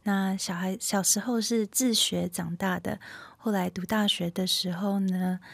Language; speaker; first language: Chinese; early bilingual, heritage; Chinese